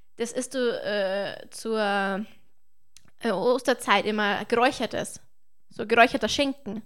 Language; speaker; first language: German; native; German